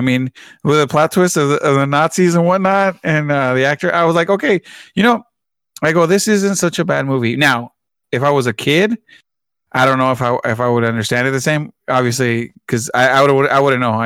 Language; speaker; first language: English; early bilingual, other home language; Spanish